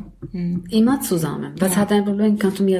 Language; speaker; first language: German; non-native, learner; Arabic